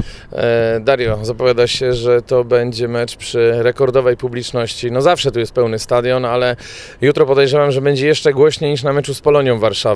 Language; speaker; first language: Polish; native; Polish